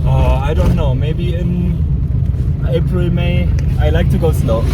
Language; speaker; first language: English; non-native, fluent; German